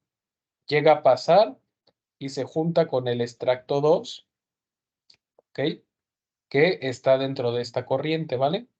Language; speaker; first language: Spanish; native; Spanish